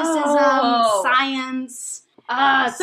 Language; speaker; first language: English; native; English